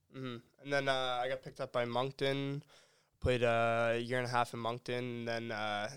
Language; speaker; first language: English; native; English